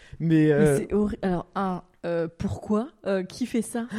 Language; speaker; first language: French; native; French